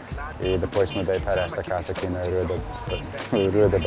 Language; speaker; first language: Portuguese; non-native, fluent; English